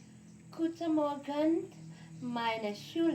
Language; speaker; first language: German; non-native, learner; Indonesian